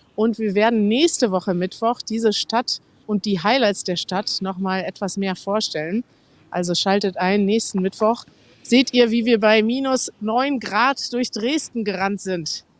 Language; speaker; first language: German; native; German